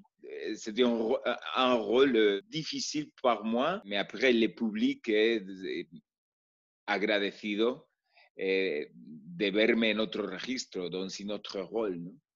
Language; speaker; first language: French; non-native, learner; Spanish